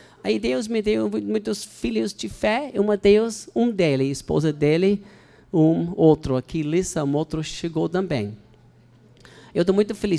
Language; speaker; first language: Portuguese; non-native, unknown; German